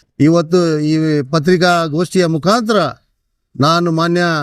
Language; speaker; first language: Kannada; non-native, local second language; Urdu